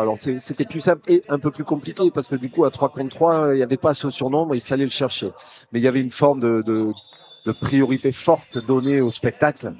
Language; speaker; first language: French; native; French